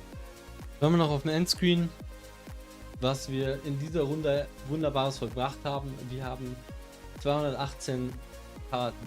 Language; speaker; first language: German; native; German